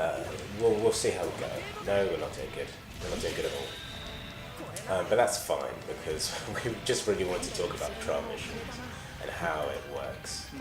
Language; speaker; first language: English; native; English